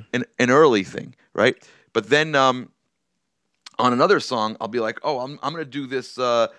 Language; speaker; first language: English; native; English